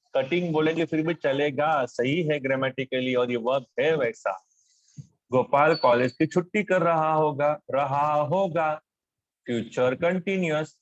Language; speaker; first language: Hindi; non-native, local second language; Marathi